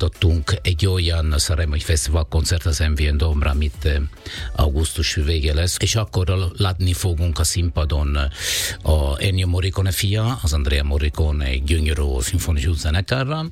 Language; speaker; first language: Hungarian; non-native, learner; Italian